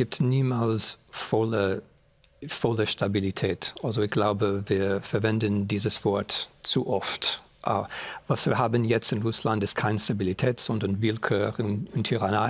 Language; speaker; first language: German; non-native, fluent; English